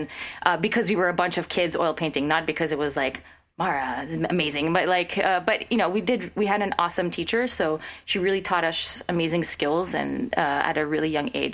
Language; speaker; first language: English; non-native, local second language; French